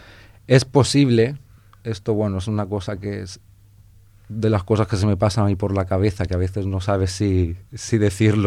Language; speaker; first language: Spanish; native; Spanish